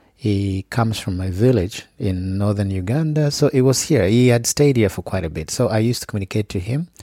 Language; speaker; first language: English; non-native, local second language; Acoli